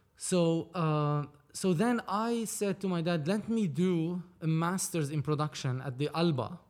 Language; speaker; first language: English; non-native, fluent; Arabic